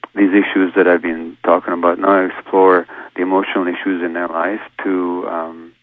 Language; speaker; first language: English; early bilingual, other home language; Hungarian